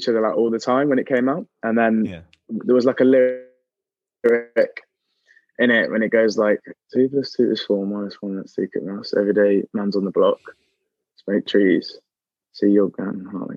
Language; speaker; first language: English; native; English